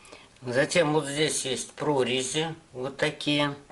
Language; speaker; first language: Russian; native; Russian